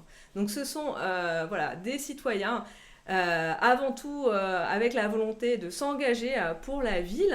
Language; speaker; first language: French; native; French